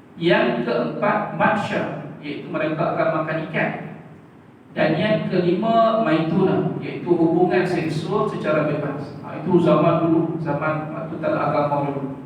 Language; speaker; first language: Malay; native; Malay